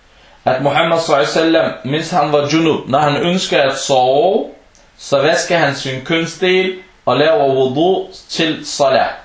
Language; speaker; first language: Danish; non-native, fluent; Arabic